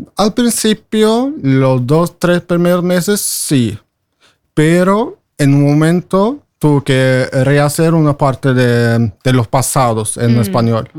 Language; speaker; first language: Spanish; non-native, fluent; Norwegian